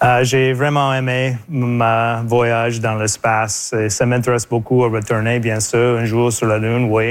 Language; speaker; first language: French; native; French